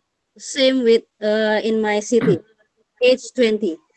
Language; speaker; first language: English; non-native, learner; Banjar